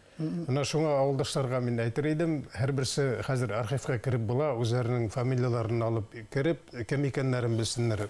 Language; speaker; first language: Tatar; native; Tatar